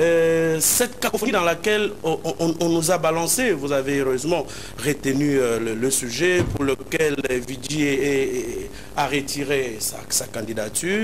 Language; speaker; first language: French; non-native, local second language; Lingala